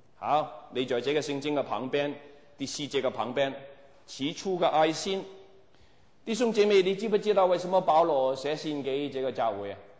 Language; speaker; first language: Chinese; non-native, local second language; Cantonese